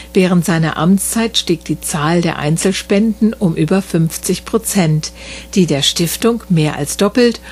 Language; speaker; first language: German; native; German